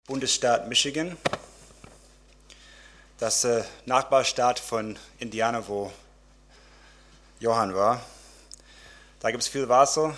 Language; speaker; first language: German; non-native, fluent; English